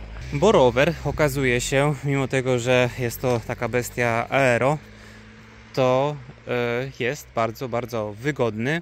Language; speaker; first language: Polish; native; Polish